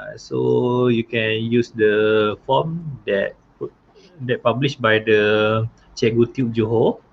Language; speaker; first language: English; non-native, local second language; Malay